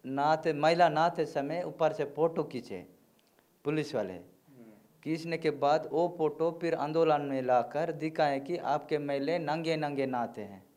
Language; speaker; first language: Hindi; non-native, local second language; Gondi